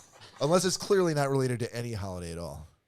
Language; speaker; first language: English; native; English